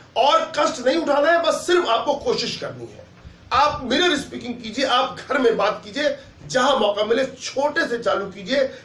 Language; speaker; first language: Hindi; native; Hindi